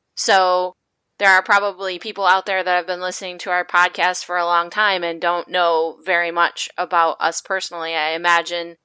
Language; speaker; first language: English; native; English